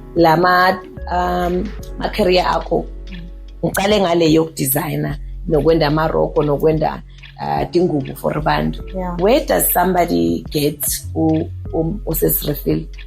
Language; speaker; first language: Zulu; native; Zulu